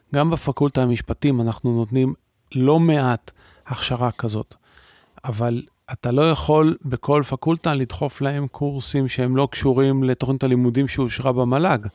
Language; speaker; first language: Hebrew; native; Hebrew